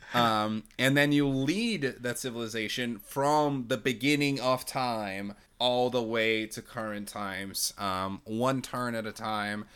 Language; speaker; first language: English; non-native, fluent; Portuguese